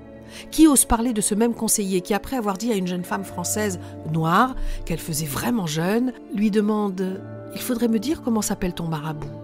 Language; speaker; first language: French; native; French